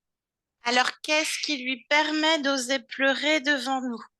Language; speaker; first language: French; native; French